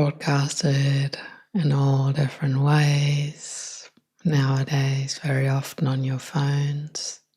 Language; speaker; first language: English; non-native, fluent; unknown